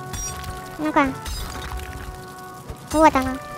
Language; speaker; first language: Russian; native; Russian